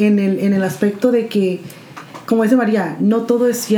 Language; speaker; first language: Spanish; early bilingual, heritage; Spanish